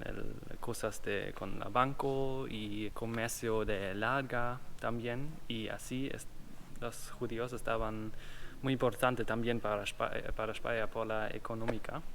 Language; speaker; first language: Spanish; non-native, learner; German